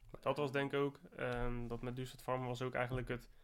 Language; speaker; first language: Dutch; native; Dutch